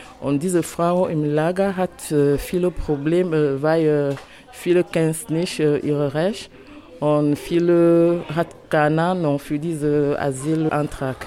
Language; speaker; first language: German; non-native, learner; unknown